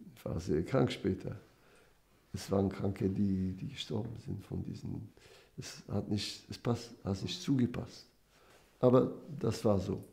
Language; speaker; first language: German; non-native, fluent; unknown